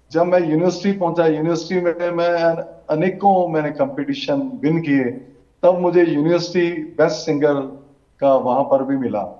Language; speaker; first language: Hindi; native; Hindi